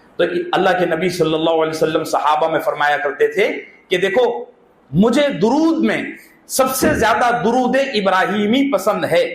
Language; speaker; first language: Urdu; native; Urdu